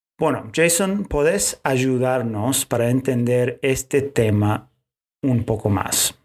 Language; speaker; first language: Spanish; non-native, fluent; English